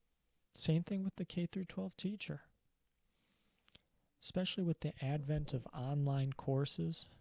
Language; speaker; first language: English; native; English